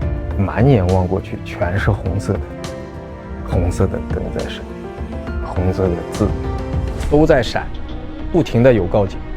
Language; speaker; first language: Chinese; native; Chinese